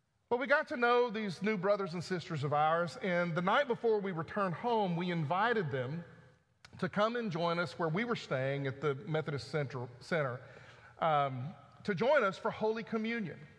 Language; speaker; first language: English; native; English